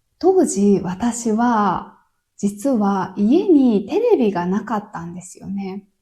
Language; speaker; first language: Japanese; native; Japanese